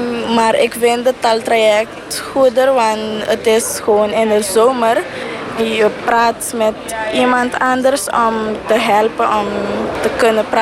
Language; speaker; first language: Dutch; non-native, learner; Papiamento